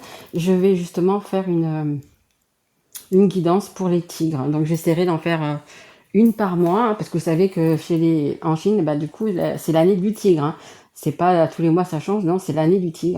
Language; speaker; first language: French; native; French